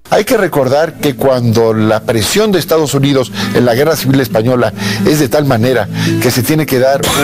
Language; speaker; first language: Spanish; native; Spanish